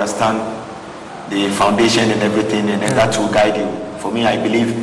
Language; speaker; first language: English; non-native, local second language; Ga